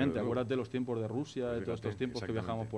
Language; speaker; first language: Spanish; native; Spanish